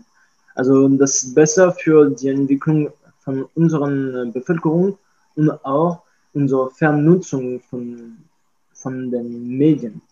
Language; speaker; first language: German; non-native, learner; French